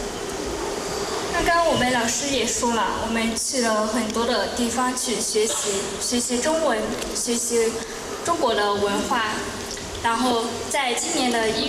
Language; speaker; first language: Chinese; non-native, fluent; Lao